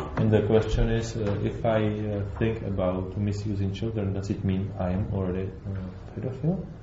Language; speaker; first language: English; non-native, fluent; Czech